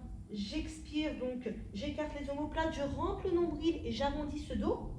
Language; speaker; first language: French; native; French